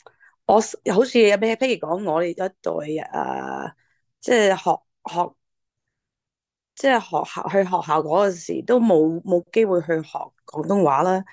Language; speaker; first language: Cantonese; early bilingual, heritage; English